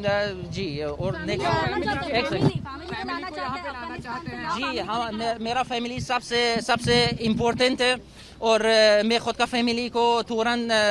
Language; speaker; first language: Hindi; non-native, fluent; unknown